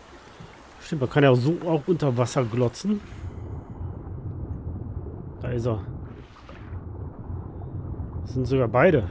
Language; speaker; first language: German; native; German